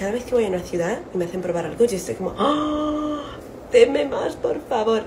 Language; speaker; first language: Spanish; non-native, fluent; Italian